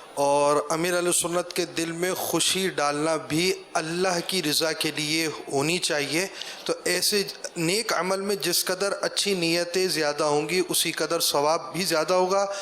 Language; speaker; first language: Urdu; native; Urdu